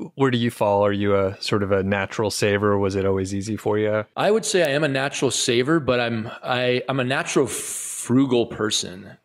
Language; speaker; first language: English; native; English